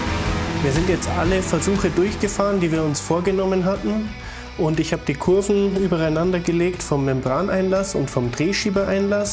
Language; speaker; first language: German; native; German